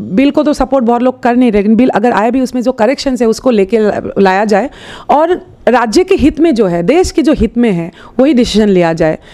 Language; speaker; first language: Hindi; non-native, local second language; Assamese